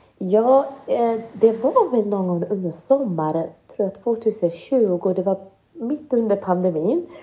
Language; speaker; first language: Swedish; early bilingual, other home language; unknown